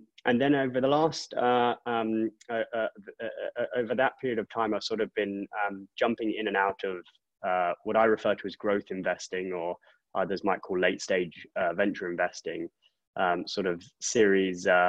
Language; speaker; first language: English; native; English